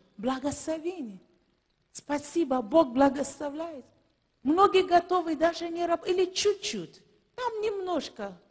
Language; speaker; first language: Russian; non-native, fluent; Yoruba